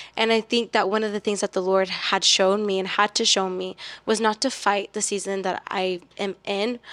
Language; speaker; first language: English; early bilingual, other home language; Spanish